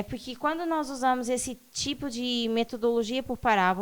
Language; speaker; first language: Portuguese; native; Portuguese